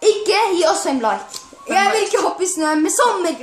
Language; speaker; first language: Norwegian; non-native, fluent; Arabic